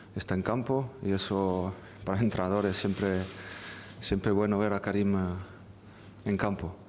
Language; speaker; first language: Spanish; non-native, fluent; French